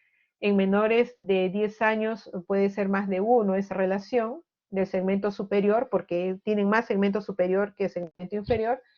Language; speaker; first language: Spanish; native; Spanish